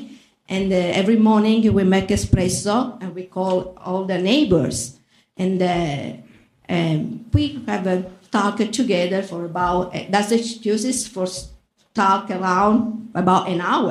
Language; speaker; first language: English; non-native, learner; Italian